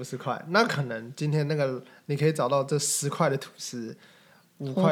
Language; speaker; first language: Chinese; native; Chinese